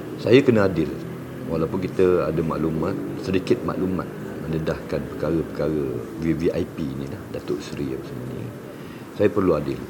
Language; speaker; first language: Malay; native; Malay